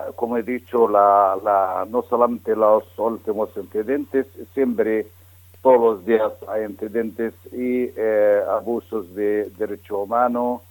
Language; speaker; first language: Spanish; non-native, fluent; Arabic